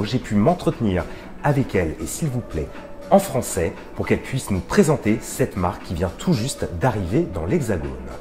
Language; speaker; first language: French; native; French